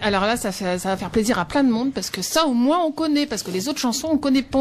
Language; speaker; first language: French; native; French